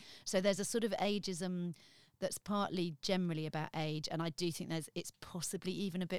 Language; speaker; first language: English; native; English